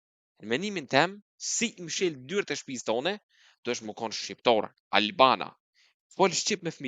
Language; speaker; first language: Albanian; early bilingual, heritage; Albanian